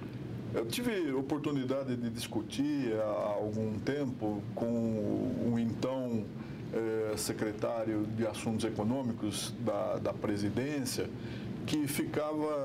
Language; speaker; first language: Portuguese; native; Portuguese